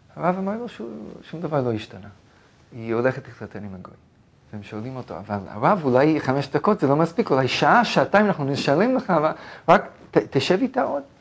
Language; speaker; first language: Hebrew; non-native, fluent; English